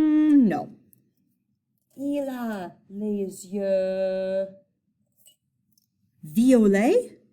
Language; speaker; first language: French; non-native, fluent; English